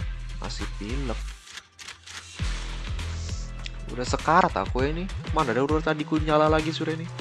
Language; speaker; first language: Indonesian; native; Indonesian